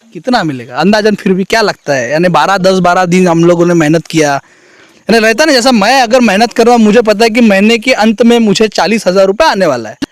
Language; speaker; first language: Hindi; non-native, local second language; Marathi